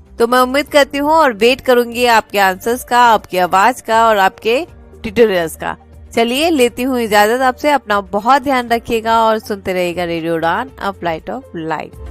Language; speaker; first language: Hindi; native; Hindi